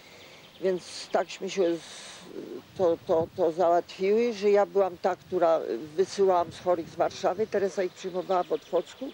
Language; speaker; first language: Polish; native; Polish